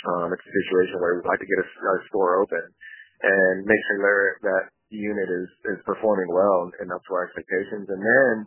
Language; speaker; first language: English; early bilingual, other home language; Japanese